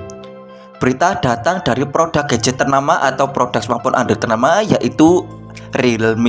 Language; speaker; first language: Indonesian; native; Indonesian